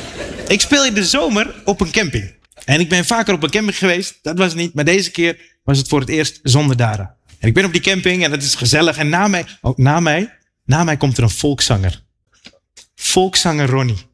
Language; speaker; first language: Dutch; native; Dutch